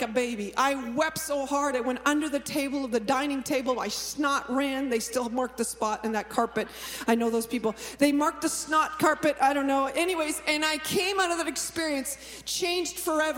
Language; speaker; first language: English; native; English